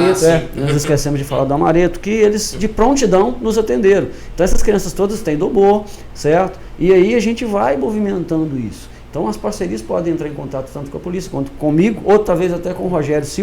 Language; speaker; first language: Portuguese; native; Portuguese